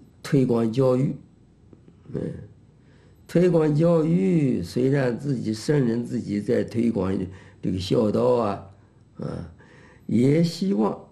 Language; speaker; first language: Chinese; native; Chinese